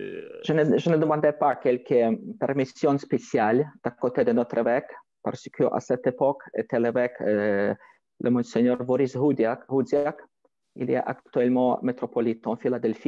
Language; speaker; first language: French; non-native, fluent; Ukrainian